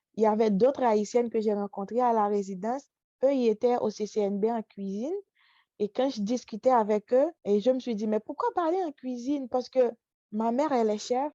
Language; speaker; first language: French; non-native, local second language; Haitian Creole